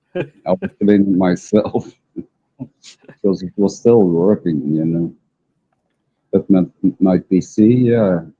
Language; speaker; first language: English; non-native, learner; Dutch